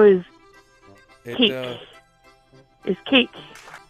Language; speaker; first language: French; non-native, learner; English